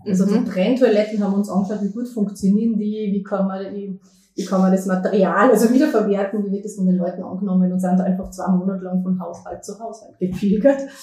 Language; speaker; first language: German; native; German